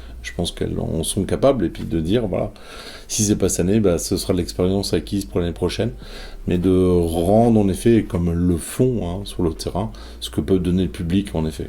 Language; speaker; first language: French; native; French